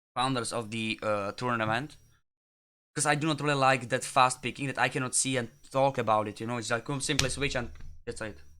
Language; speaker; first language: English; non-native, fluent; Czech